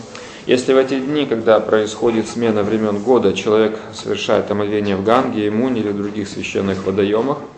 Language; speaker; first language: Russian; native; Russian